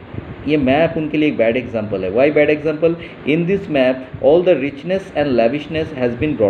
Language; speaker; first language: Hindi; native; Hindi